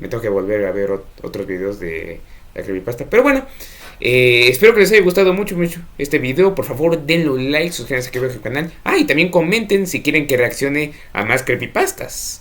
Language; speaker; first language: Spanish; native; Spanish